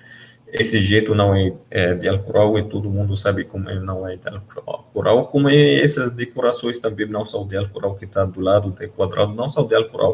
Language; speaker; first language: Portuguese; non-native, learner; Arabic